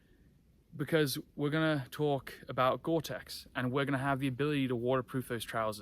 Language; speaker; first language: English; native; English